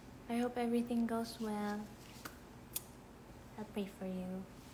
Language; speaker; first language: English; non-native, local second language; Filipino